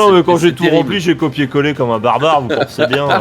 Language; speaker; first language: French; native; French